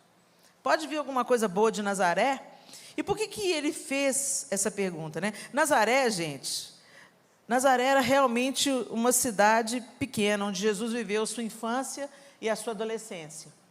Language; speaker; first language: Portuguese; native; Portuguese